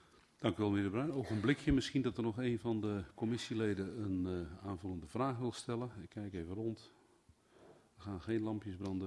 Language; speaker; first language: Dutch; native; Dutch